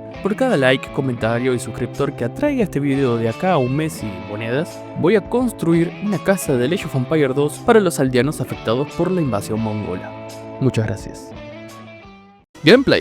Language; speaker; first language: Spanish; native; Spanish